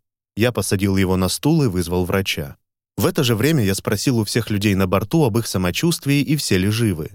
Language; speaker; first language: Russian; native; Russian